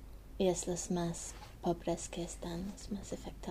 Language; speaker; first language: Spanish; non-native, learner; English